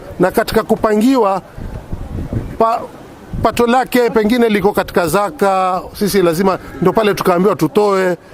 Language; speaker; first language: Swahili; native; Swahili